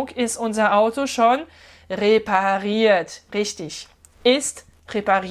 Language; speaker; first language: German; non-native, fluent; French